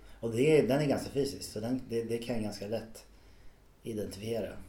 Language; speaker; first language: Swedish; native; Swedish